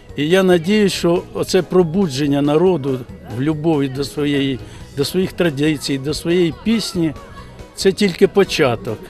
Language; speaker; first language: Ukrainian; native; Ukrainian